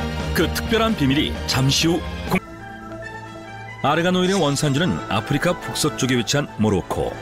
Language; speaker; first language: Korean; native; Korean